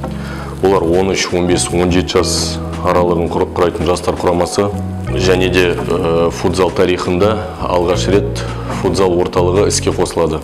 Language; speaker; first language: Kazakh; native; Kazakh